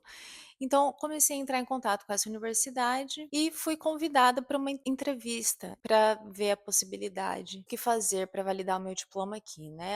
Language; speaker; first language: Portuguese; native; Portuguese